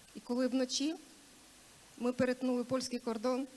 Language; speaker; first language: Ukrainian; non-native, local second language; Russian